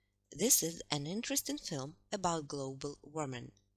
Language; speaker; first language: English; non-native, fluent; Russian